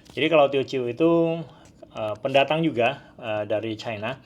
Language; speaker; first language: Indonesian; non-native, local second language; Min Nan Chinese